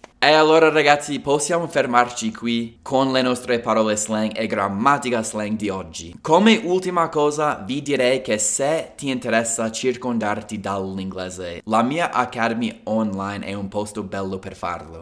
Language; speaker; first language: Italian; non-native, fluent; English